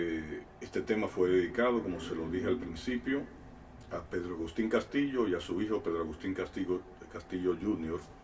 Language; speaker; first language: Spanish; native; Spanish